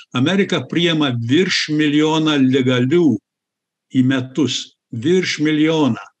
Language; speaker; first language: Lithuanian; early bilingual, heritage; Lithuanian